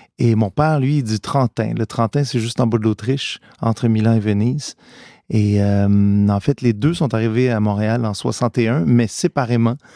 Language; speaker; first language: French; early bilingual, other home language; Italian